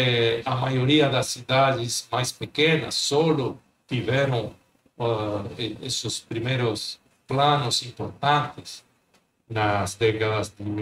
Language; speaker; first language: Portuguese; non-native, fluent; Spanish